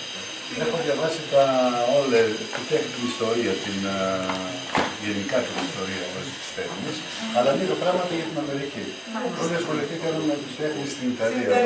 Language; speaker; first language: Greek; native; Greek